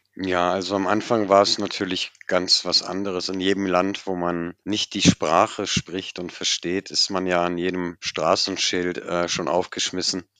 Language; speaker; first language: German; native; German